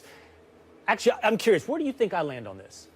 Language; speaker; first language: English; native; English